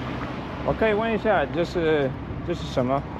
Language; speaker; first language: Chinese; non-native, learner; English